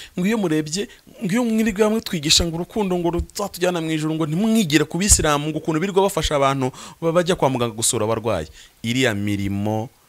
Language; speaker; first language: Kinyarwanda; native; Kinyarwanda